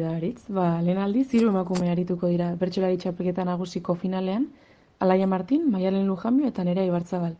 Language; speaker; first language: Basque; native; Basque